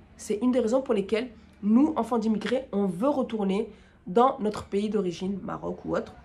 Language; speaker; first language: French; native; French